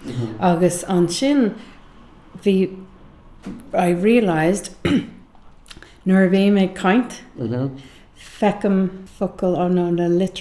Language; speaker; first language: Irish; non-native, learner; English